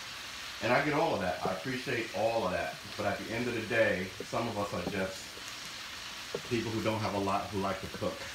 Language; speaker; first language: English; native; English